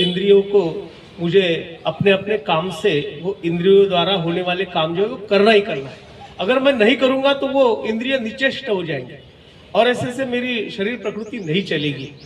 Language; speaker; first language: Hindi; non-native, local second language; Marathi